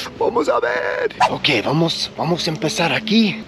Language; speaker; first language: Spanish; non-native, learner; English